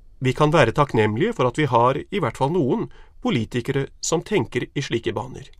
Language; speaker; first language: Norwegian; native; Norwegian